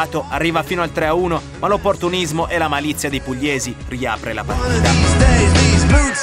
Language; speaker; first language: Italian; native; Italian